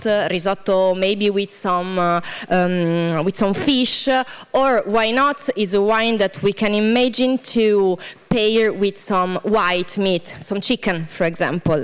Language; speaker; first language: English; non-native, fluent; Italian